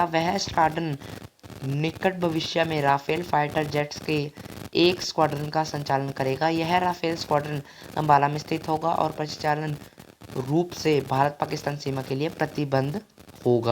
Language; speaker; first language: Hindi; native; Hindi